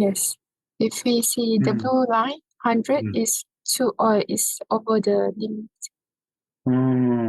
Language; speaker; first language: English; non-native, fluent; Japanese